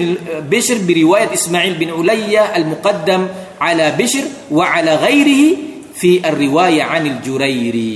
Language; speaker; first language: Arabic; non-native, fluent; Indonesian